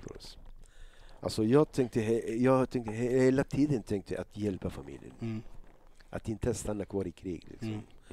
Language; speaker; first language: Swedish; non-native, learner; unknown